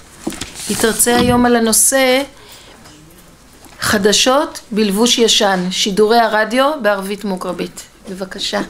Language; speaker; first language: Hebrew; native; Hebrew